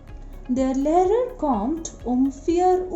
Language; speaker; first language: German; non-native, fluent; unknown